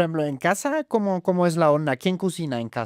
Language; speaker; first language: Spanish; non-native, fluent; German